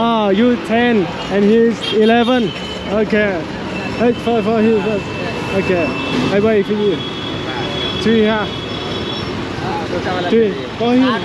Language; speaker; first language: English; non-native, learner; Vietnamese